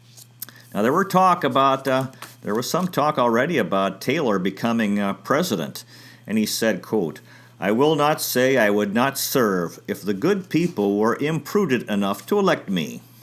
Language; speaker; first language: English; native; English